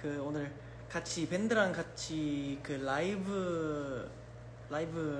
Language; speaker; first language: Korean; early bilingual, heritage; English